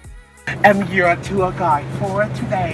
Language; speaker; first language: English; non-native, learner; Thai